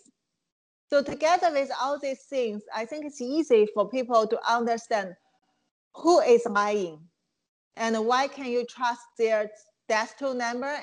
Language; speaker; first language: English; non-native, fluent; Chinese